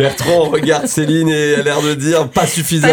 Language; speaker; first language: French; native; French